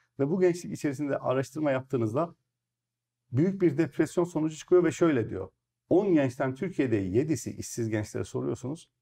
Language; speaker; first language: Turkish; native; Turkish